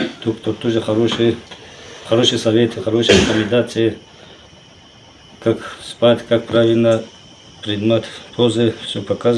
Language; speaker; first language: Russian; non-native, local second language; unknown